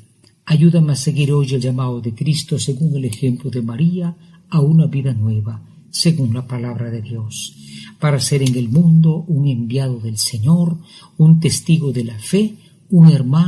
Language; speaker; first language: Spanish; native; Spanish